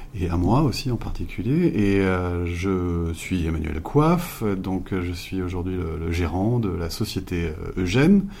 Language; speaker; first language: French; native; French